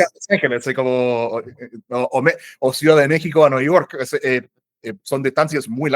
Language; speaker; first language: Spanish; non-native, fluent; English